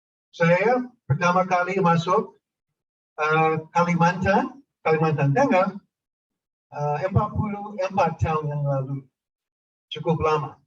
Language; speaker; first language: Indonesian; non-native, fluent; English